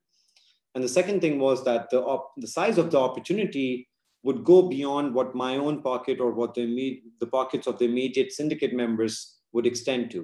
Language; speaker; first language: English; non-native, local second language; Urdu